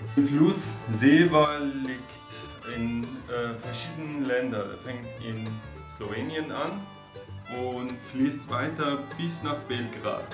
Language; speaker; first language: German; non-native, fluent; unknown